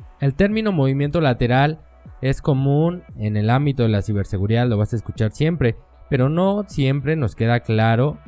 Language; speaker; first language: Spanish; native; Spanish